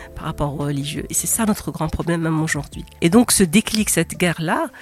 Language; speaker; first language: French; non-native, local second language; Arabic